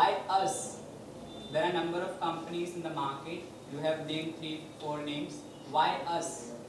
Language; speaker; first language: English; non-native, local second language; Hindi